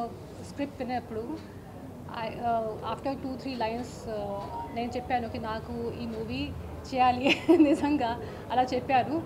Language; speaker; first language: Telugu; non-native, learner; Hindi